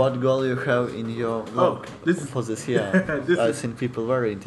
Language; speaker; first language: English; non-native, learner; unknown